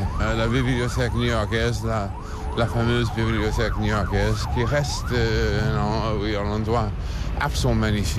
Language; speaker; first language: French; non-native, fluent; English